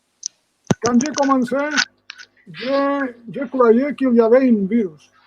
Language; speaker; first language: French; non-native, fluent; Spanish